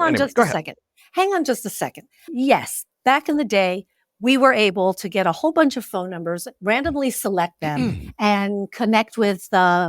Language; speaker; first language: English; native; English